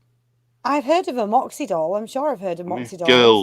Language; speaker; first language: English; native; English